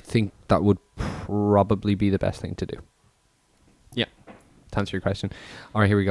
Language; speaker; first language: English; native; English